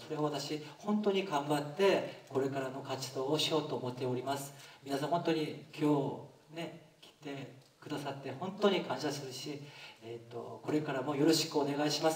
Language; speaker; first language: Japanese; non-native, fluent; Korean